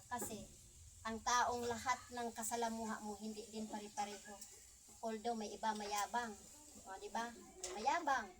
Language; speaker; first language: Filipino; non-native, local second language; Cebuano